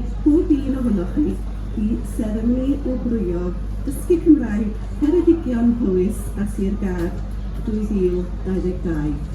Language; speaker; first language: Welsh; native; Welsh